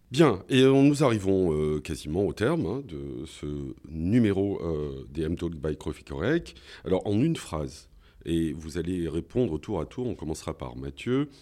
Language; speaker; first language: French; native; French